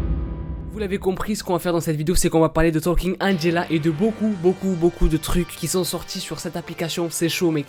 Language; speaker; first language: French; native; French